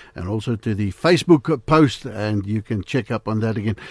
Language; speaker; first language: English; non-native, local second language; Afrikaans